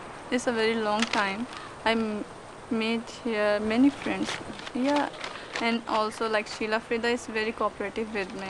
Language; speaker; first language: English; non-native, learner; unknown